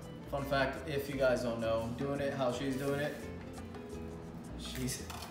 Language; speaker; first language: English; early bilingual, other home language; Spanish